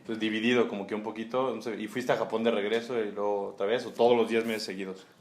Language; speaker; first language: Spanish; native; Spanish